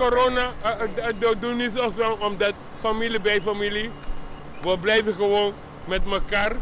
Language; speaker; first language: Dutch; non-native, learner; Papiamento